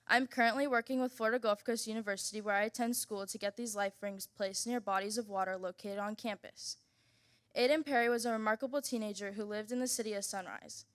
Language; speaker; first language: English; native; English